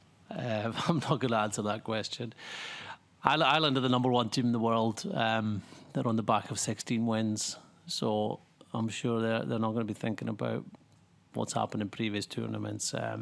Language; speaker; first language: English; native; English